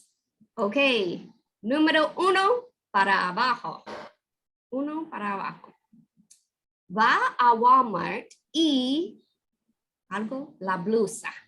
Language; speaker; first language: Spanish; non-native, fluent; English